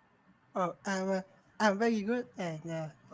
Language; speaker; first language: English; non-native, learner; Vietnamese